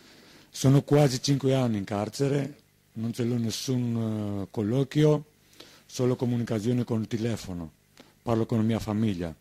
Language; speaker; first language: Italian; non-native, learner; Greek